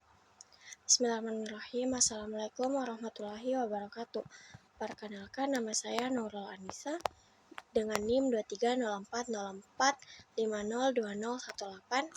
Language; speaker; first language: Indonesian; native; Indonesian